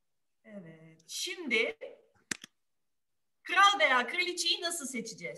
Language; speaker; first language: Turkish; native; Turkish